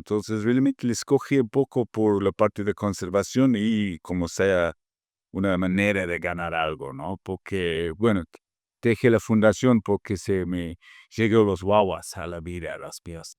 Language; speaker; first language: Spanish; non-native, fluent; English